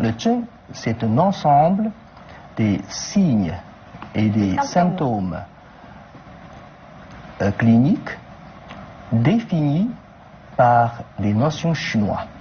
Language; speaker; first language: French; non-native, fluent; Chinese